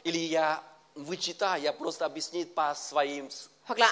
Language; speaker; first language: Russian; non-native, learner; Vietnamese